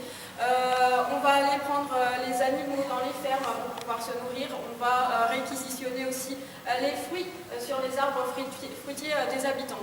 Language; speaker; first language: French; native; French